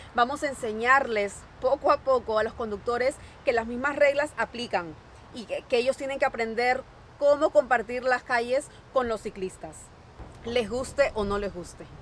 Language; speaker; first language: Spanish; native; Spanish